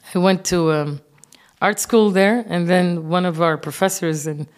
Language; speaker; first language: English; non-native, fluent; Arabic